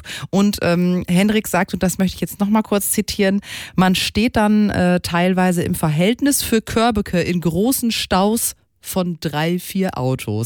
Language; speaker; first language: German; native; German